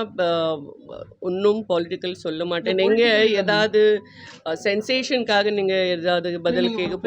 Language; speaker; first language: Tamil; non-native, fluent; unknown